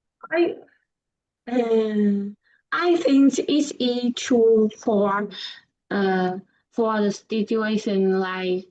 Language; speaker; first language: English; non-native, learner; Vietnamese